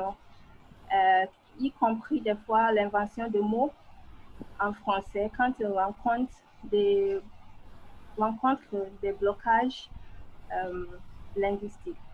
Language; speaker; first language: French; non-native, fluent; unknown